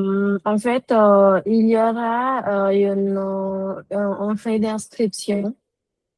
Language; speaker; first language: French; non-native, fluent; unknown